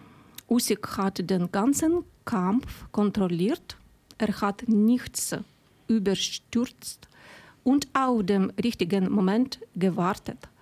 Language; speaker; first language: German; non-native, fluent; Ukrainian